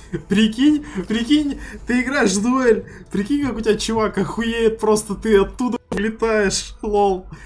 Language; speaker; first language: Russian; native; Russian